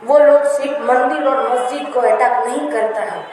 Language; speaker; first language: Hindi; non-native, local second language; Bangla